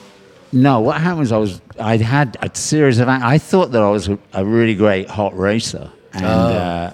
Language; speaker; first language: English; native; English